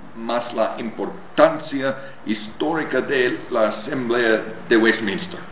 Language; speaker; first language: Spanish; non-native, learner; English